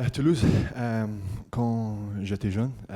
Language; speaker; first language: French; non-native, learner; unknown